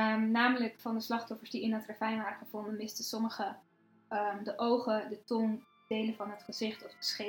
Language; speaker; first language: Dutch; native; Dutch